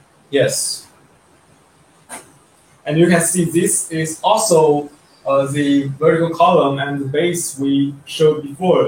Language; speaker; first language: English; non-native, learner; Chinese